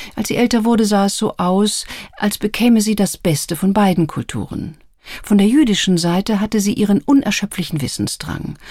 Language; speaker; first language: German; native; German